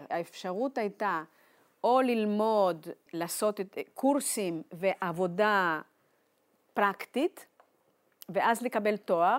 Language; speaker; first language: Hebrew; non-native, fluent; Spanish